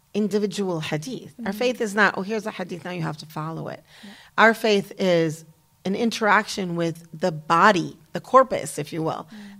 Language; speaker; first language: English; native; English